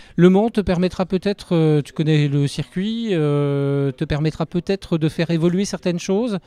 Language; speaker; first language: French; native; French